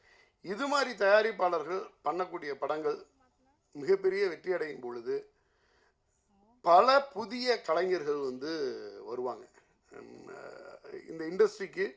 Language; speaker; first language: Tamil; native; Tamil